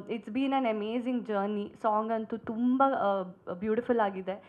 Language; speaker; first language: Kannada; non-native, local second language; Tulu